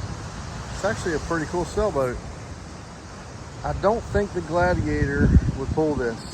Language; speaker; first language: English; native; English